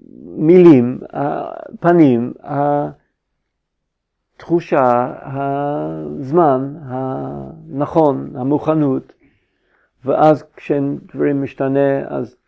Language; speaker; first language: Hebrew; non-native, fluent; English